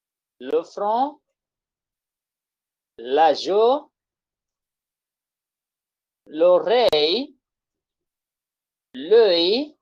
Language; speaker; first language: French; non-native, fluent; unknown